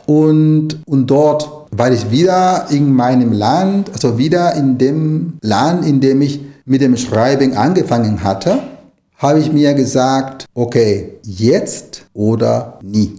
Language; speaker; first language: German; non-native, fluent; Spanish